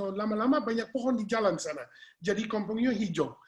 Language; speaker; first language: Indonesian; non-native, fluent; English